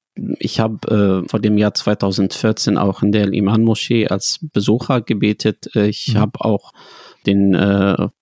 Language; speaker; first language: German; non-native, fluent; Arabic